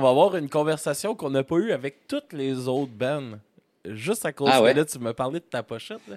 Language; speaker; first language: French; native; French